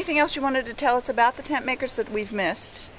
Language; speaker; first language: English; native; English